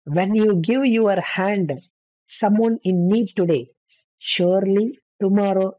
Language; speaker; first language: English; non-native, local second language; Tamil